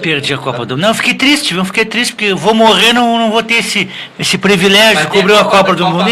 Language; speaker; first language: Portuguese; native; Portuguese